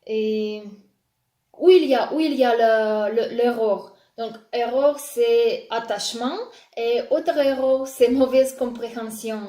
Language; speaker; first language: French; non-native, fluent; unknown